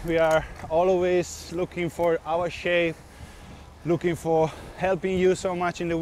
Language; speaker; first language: English; non-native, fluent; Italian